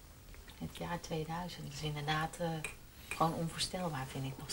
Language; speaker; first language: Dutch; native; Dutch